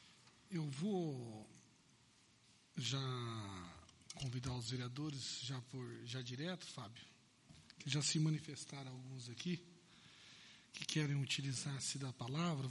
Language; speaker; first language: Portuguese; native; Portuguese